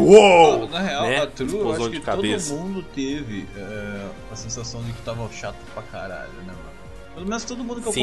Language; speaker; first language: Portuguese; native; Portuguese